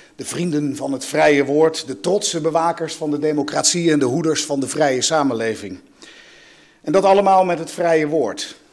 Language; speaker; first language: Dutch; native; Dutch